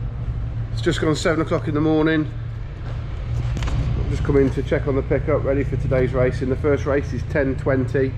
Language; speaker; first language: English; native; English